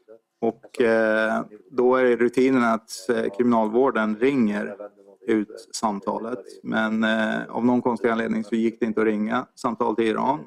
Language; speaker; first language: Swedish; native; Swedish